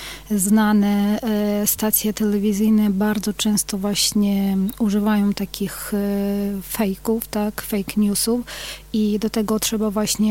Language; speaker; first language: Polish; non-native, fluent; Ukrainian